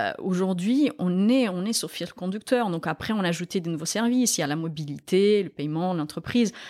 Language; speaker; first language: French; non-native, fluent; Romanian